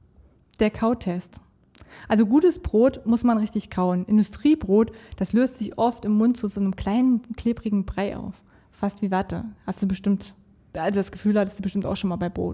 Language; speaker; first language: German; native; German